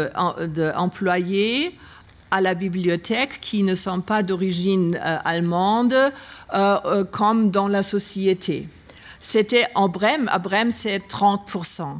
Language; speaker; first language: French; non-native, learner; German